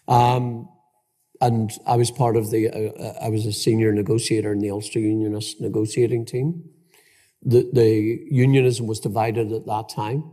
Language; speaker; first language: English; native; English